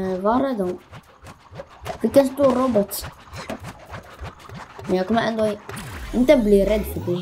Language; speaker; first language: Swedish; early bilingual, other home language; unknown